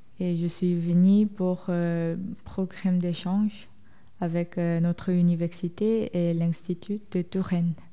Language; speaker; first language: French; non-native, fluent; Korean